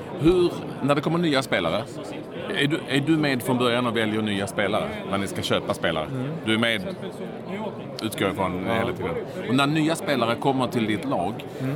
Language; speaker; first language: Swedish; native; Swedish